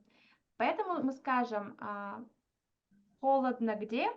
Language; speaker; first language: Russian; non-native, fluent; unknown